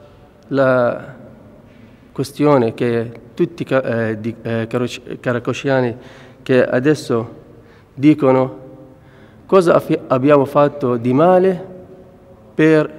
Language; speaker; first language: Italian; non-native, fluent; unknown